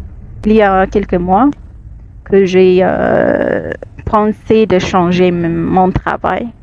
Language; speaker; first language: French; non-native, fluent; Amharic